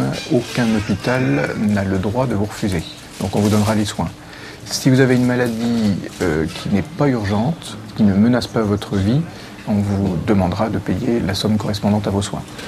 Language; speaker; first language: French; native; French